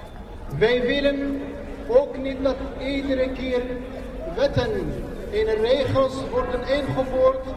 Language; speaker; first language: Dutch; non-native, fluent; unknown